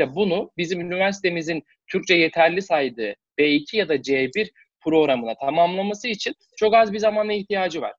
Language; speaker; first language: Turkish; native; Turkish